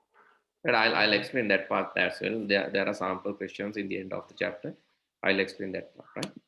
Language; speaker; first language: English; non-native, local second language; Sinhala